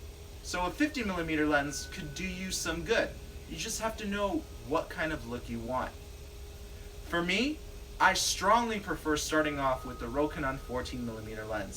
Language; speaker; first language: English; native; English